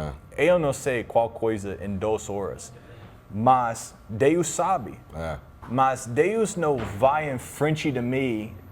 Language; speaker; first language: Portuguese; non-native, learner; English